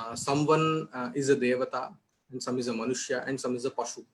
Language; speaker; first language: English; non-native, local second language; Telugu